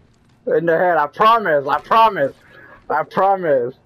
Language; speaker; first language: English; native; English